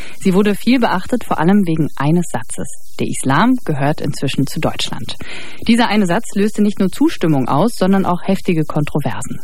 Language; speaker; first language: German; native; German